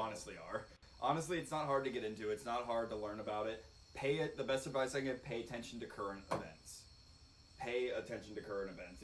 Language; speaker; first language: English; native; English